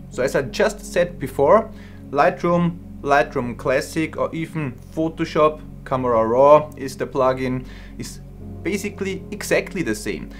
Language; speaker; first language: English; non-native, fluent; German